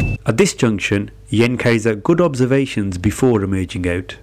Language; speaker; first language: English; native; English